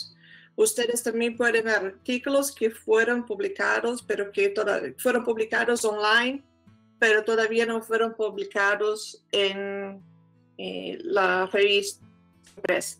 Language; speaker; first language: Spanish; non-native, fluent; Portuguese